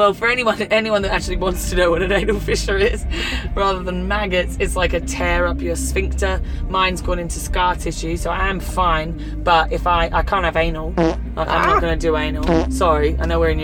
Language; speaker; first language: English; native; English